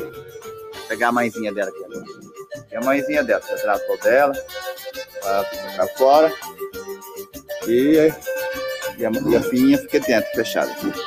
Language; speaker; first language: Portuguese; native; Portuguese